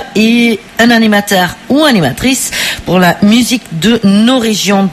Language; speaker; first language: French; non-native, fluent; Portuguese